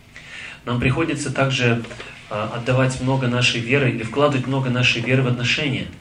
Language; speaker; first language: Russian; native; Russian